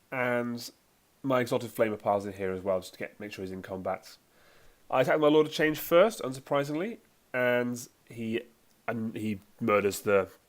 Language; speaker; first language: English; native; English